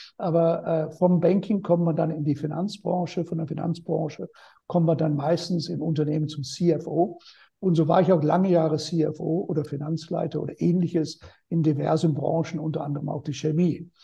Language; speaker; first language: German; non-native, fluent; English